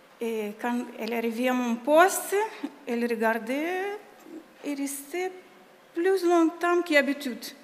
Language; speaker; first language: French; non-native, learner; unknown